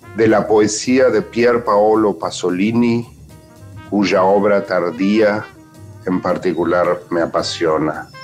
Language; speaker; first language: Spanish; native; Spanish